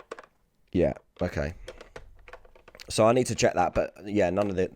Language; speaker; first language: English; native; English